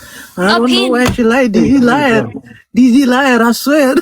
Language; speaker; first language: English; non-native, learner; Amharic